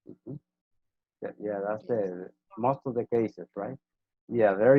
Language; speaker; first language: English; non-native, fluent; Spanish